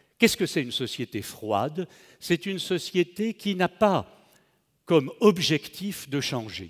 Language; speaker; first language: French; native; French